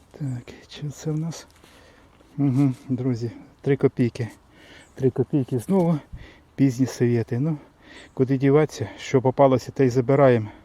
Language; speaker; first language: Ukrainian; non-native, local second language; Russian